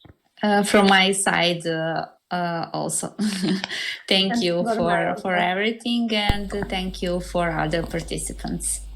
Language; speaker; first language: English; non-native, learner; Serbian